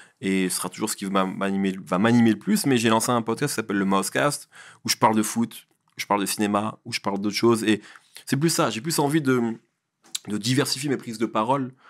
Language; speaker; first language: French; early bilingual, other home language; Arabic